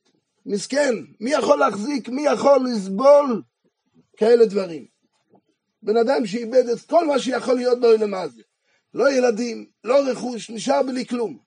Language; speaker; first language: Hebrew; non-native, fluent; French